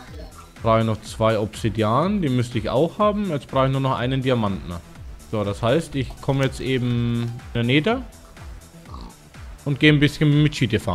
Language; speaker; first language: German; native; German